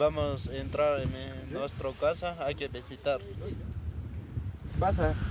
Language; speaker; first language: Spanish; non-native, local second language; Quechua